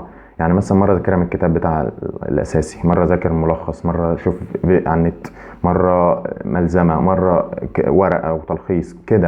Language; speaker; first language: Arabic; native; Arabic